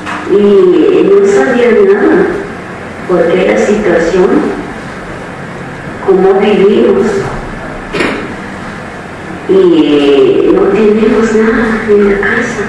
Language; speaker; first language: Spanish; non-native, local second language; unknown